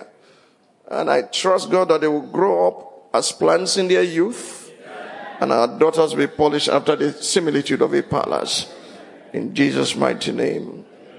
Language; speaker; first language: English; non-native, local second language; Yoruba